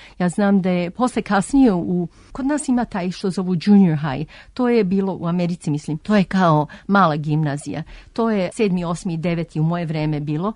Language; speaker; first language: Serbian; early bilingual, heritage; Serbian